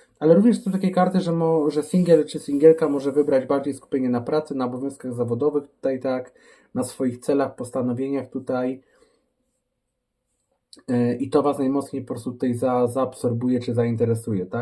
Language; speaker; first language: Polish; native; Polish